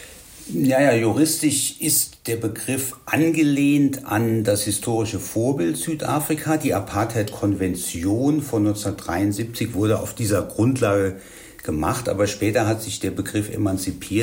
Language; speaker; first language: German; native; German